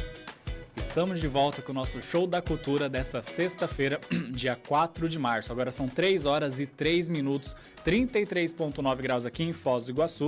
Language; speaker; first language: Portuguese; native; Portuguese